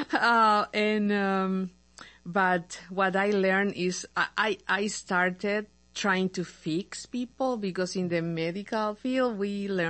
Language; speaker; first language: English; non-native, fluent; Spanish